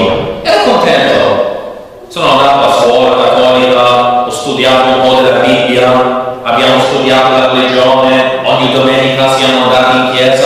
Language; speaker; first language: Italian; non-native, learner; English